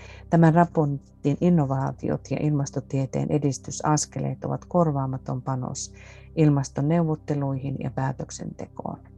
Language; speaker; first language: Finnish; native; Finnish